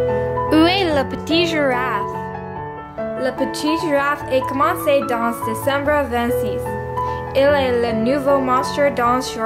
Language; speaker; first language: French; non-native, learner; English